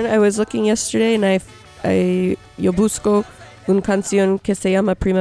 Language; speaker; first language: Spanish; early bilingual, heritage; Spanish